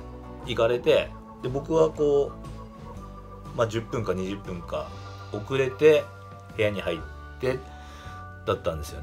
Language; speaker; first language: Japanese; native; Japanese